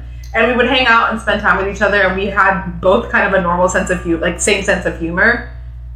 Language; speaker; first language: English; non-native, local second language; Swahili